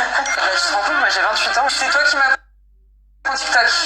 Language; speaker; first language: French; native; French